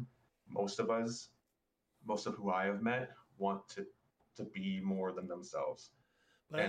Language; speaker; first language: English; native; English